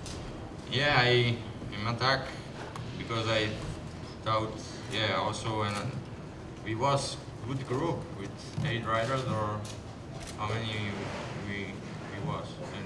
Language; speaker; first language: English; non-native, learner; Slovak